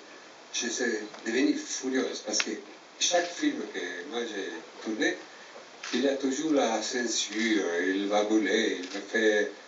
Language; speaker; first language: French; non-native, learner; Italian